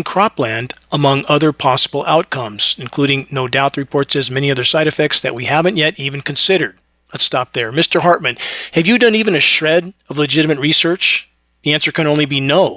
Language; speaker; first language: English; native; English